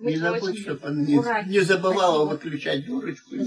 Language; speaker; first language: Russian; native; Russian